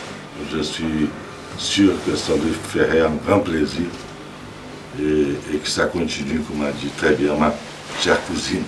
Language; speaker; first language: French; non-native, fluent; Portuguese